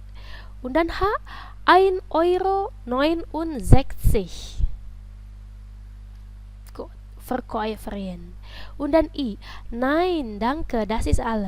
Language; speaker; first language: German; non-native, fluent; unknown